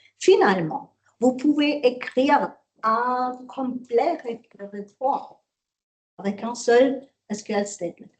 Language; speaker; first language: French; non-native, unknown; German